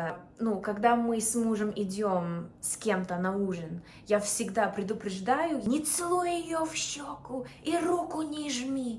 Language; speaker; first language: Russian; non-native, fluent; English